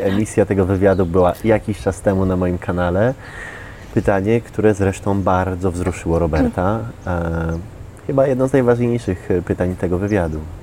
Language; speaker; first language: Polish; native; Polish